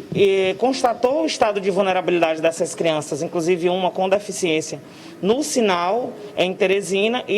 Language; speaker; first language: Portuguese; native; Portuguese